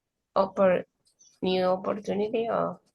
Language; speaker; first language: English; non-native, learner; Spanish